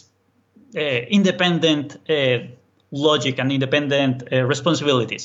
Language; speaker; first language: English; non-native, fluent; Spanish